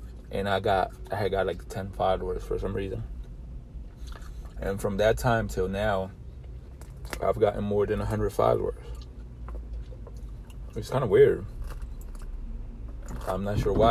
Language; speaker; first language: English; early bilingual, other home language; Spanish